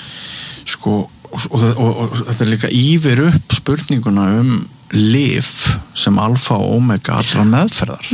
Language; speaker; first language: Icelandic; native; Icelandic